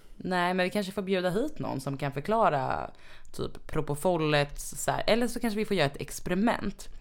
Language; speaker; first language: Swedish; native; Swedish